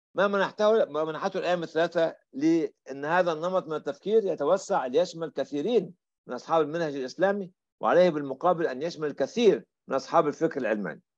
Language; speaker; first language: Arabic; native; Arabic